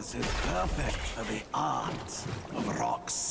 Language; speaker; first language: English; native; English